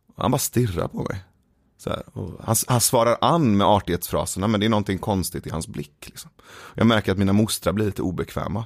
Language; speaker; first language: Swedish; early bilingual, other home language; Persian